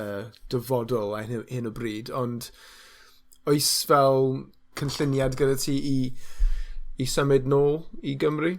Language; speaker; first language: Welsh; non-native, learner; English